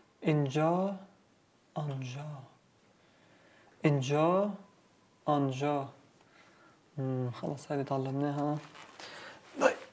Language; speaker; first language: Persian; non-native, learner; Arabic